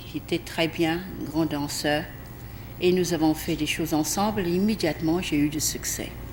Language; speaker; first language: French; non-native, fluent; English